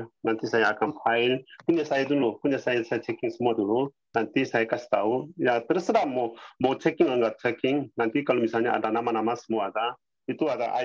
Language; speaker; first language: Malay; non-native, learner; Korean